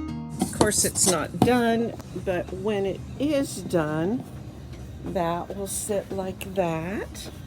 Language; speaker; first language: English; native; English